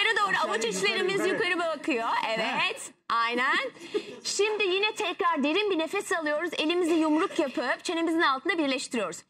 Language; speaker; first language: Turkish; native; Turkish